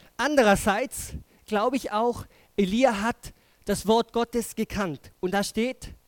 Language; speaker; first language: German; native; German